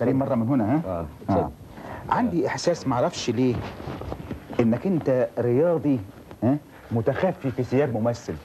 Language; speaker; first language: Arabic; native; Arabic